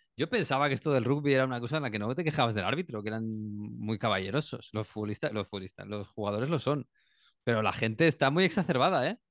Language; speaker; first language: Spanish; native; Spanish